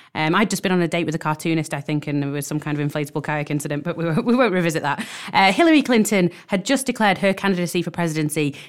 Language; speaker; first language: English; native; English